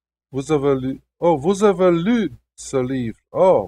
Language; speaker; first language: French; non-native, learner; Hungarian